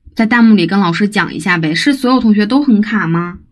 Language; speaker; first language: Chinese; native; Chinese